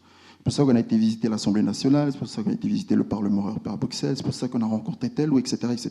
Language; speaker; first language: French; native; French